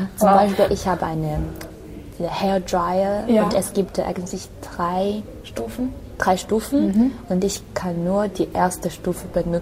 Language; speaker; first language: German; non-native, learner; Chinese